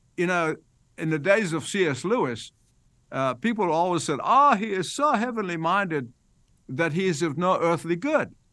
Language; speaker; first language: English; non-native, fluent; Arabic